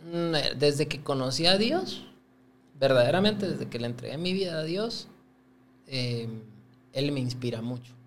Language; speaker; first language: Spanish; native; Spanish